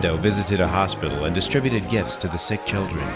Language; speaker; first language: English; native; English